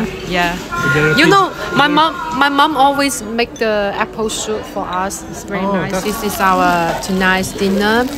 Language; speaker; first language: English; non-native, learner; Chinese